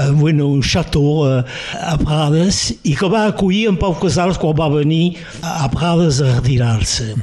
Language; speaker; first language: Catalan; native; Catalan